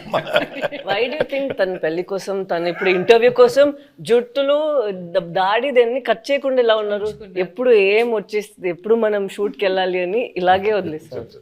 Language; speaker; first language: Telugu; non-native, fluent; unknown